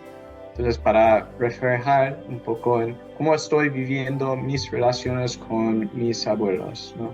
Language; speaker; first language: Spanish; non-native, fluent; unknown